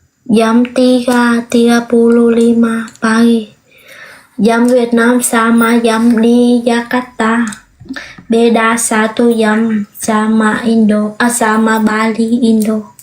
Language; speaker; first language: Indonesian; non-native, learner; Vietnamese